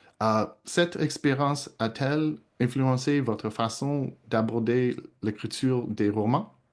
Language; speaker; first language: French; non-native, local second language; English